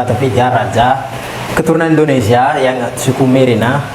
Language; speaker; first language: Indonesian; non-native, fluent; Malagasy